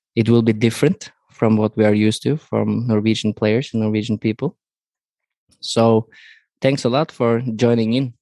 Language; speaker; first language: English; non-native, fluent; Norwegian